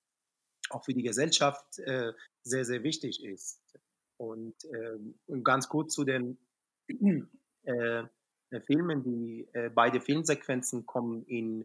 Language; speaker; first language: German; non-native, fluent; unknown